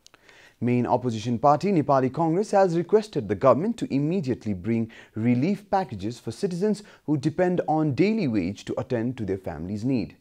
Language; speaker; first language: English; non-native, fluent; Nepali